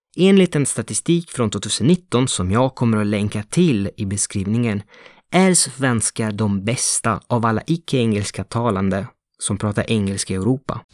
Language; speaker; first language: Swedish; non-native, fluent; Italian